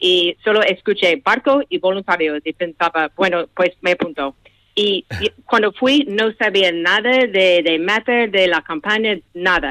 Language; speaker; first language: Spanish; non-native, fluent; English